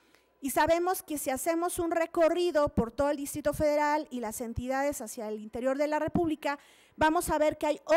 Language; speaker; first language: Spanish; native; Spanish